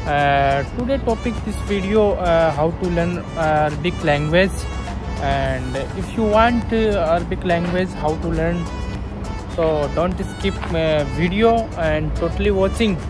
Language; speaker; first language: English; non-native, learner; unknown